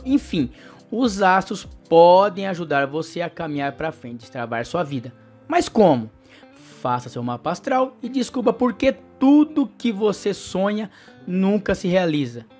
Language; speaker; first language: Portuguese; native; Portuguese